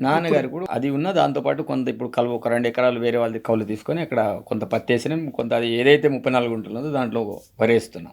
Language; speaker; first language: Telugu; non-native, local second language; Gondi